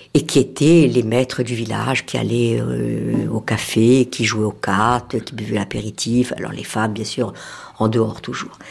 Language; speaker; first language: French; native; French